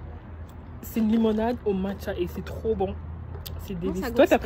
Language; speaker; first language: French; native; French